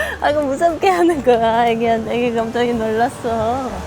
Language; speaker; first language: Korean; non-native, fluent; Dutch